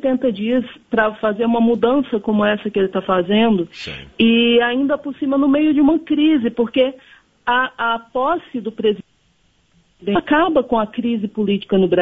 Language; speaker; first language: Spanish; non-native, learner; Portuguese